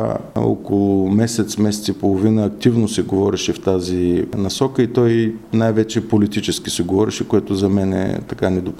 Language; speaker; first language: Bulgarian; native; Bulgarian